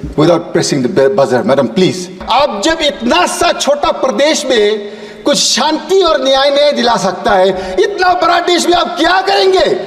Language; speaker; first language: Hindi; non-native, local second language; Manipuri